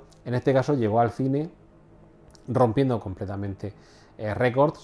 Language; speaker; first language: Spanish; native; Spanish